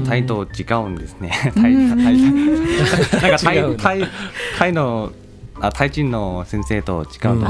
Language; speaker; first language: Japanese; non-native, learner; Thai